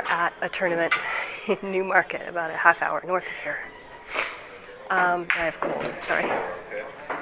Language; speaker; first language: English; native; English